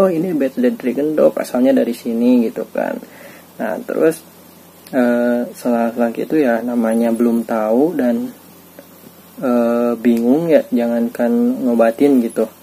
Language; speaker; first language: Indonesian; native; Indonesian